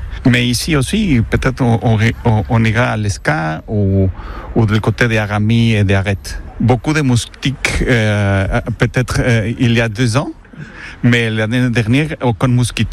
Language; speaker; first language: French; non-native, fluent; Spanish